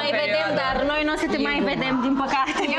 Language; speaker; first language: Romanian; native; Romanian